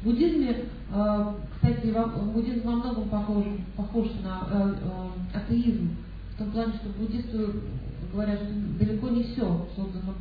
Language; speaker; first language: Russian; native; Russian